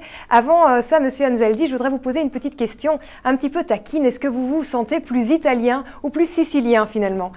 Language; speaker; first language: French; native; French